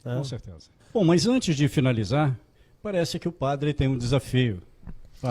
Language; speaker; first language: Portuguese; native; Portuguese